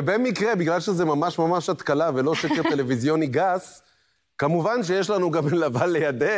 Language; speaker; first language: Hebrew; native; Hebrew